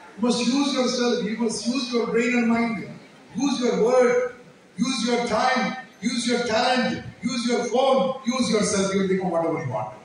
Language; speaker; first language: English; non-native, local second language; Telugu